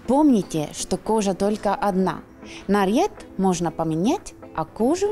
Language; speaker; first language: Russian; non-native, local second language; Estonian